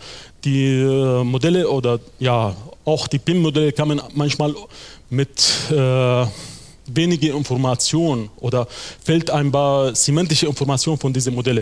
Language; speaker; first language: German; non-native, fluent; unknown